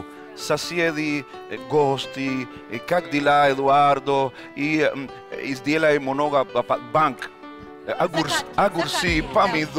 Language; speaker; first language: Russian; non-native, learner; Spanish